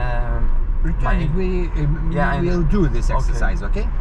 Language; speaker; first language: English; non-native, learner; Lithuanian